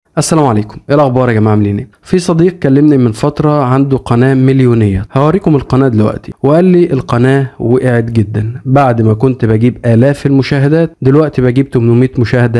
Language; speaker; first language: Arabic; native; Arabic